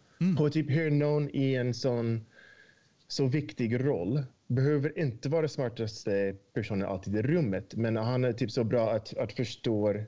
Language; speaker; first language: Swedish; non-native, fluent; English